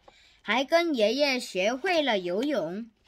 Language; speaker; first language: Chinese; non-native, learner; Korean